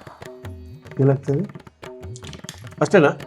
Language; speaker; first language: Kannada; native; Kannada